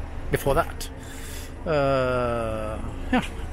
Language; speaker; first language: English; non-native, fluent; Swedish